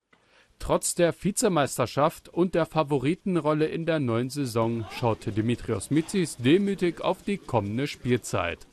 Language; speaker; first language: German; native; German